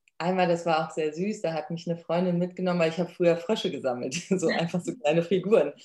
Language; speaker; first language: German; early bilingual, other home language; Polish